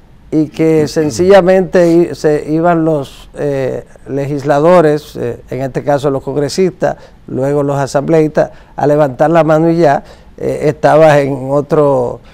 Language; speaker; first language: Spanish; native; Spanish